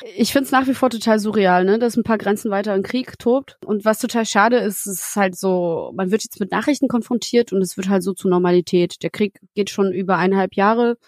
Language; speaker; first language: German; early bilingual, other home language; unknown